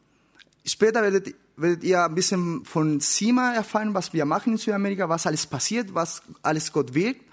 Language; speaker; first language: German; non-native, learner; Spanish